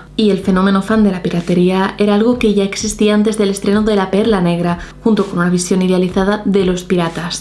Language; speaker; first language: Spanish; native; Spanish